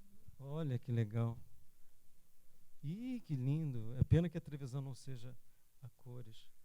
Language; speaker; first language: Portuguese; native; Portuguese